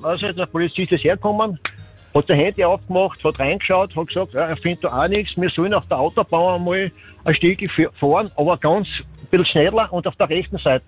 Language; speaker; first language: German; native; German